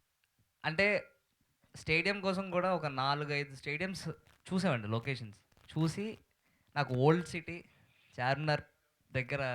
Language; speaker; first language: Telugu; native; Telugu